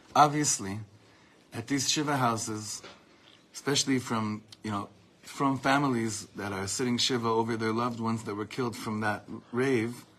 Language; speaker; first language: English; native; English